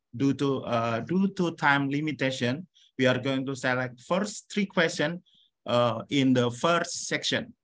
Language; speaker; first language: English; non-native, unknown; Indonesian